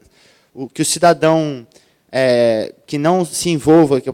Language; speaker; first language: Portuguese; native; Portuguese